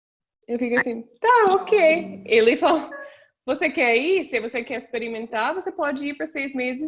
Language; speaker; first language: Portuguese; non-native, fluent; English